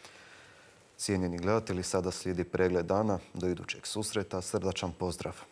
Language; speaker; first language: Croatian; native; Croatian